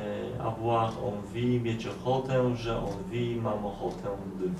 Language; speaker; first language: French; non-native, learner; Polish